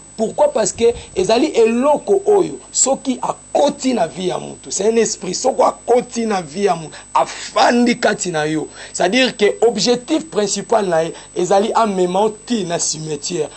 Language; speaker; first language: Lingala; native; Lingala